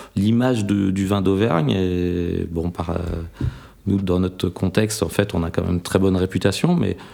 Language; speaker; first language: French; native; French